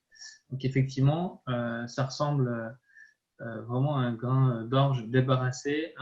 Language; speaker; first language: French; native; French